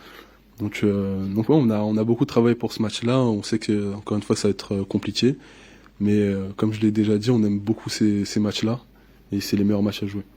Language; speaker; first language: French; native; French